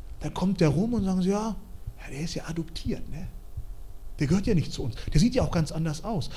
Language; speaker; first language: German; early bilingual, other home language; Russian